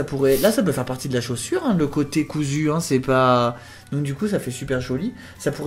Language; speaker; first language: French; native; French